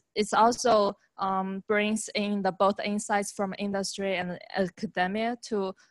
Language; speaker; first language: English; non-native, fluent; Chinese